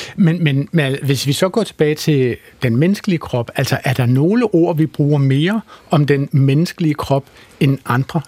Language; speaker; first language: Danish; native; Danish